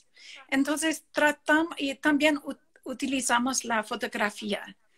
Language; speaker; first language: Spanish; non-native, fluent; English